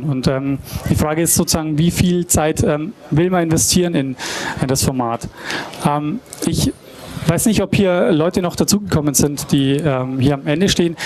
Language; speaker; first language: German; native; German